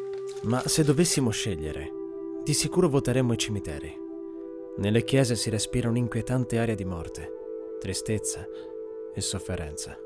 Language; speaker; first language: Italian; native; Italian